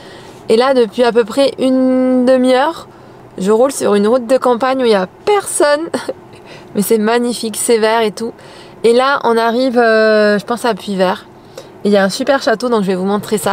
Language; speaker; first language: French; native; French